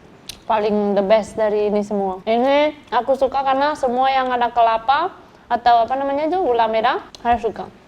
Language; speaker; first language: Indonesian; non-native, fluent; Spanish